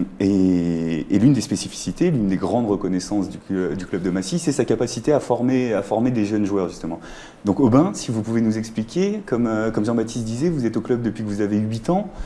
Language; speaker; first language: French; native; French